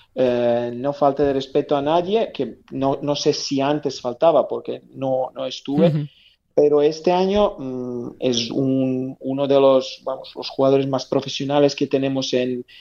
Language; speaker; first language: Spanish; non-native, fluent; Serbian